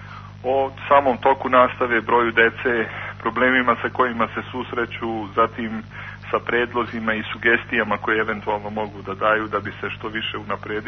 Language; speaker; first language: Croatian; native; Croatian